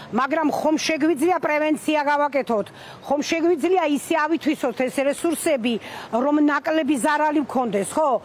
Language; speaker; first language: Georgian; native; Georgian